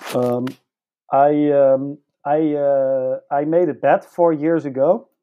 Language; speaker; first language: English; non-native, fluent; Dutch